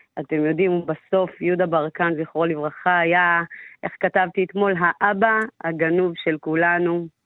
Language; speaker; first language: Hebrew; early bilingual, other home language; Amharic